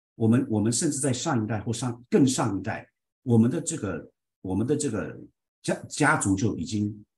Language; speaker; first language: Chinese; early bilingual, heritage; Chinese